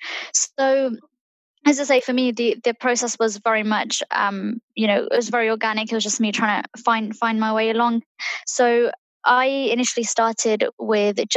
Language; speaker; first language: English; early bilingual, other home language; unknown